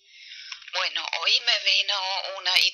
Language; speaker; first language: Spanish; non-native, fluent; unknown